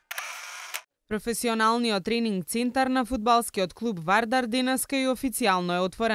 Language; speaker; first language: Macedonian; native; Macedonian